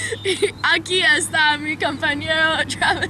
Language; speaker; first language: Spanish; non-native, learner; English